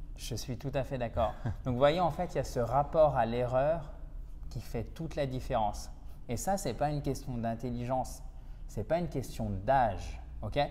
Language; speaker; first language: French; native; French